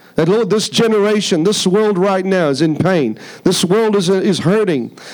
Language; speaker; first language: English; native; English